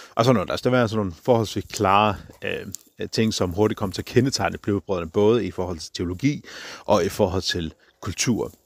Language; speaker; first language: Danish; non-native, local second language; Faroese